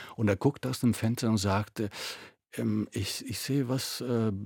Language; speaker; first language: German; non-native, fluent; Italian